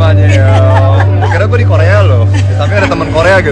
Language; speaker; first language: Indonesian; native; Indonesian